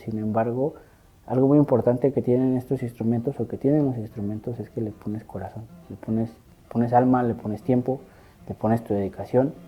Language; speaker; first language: Spanish; native; Spanish